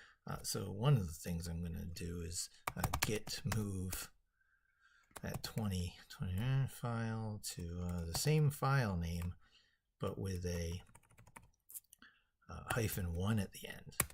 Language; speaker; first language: English; native; English